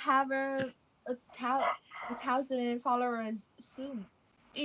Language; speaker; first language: English; non-native, learner; Vietnamese